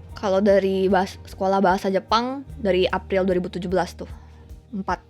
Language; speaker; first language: Indonesian; native; Indonesian